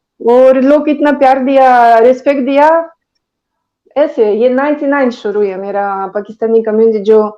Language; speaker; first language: Hindi; non-native, learner; Greek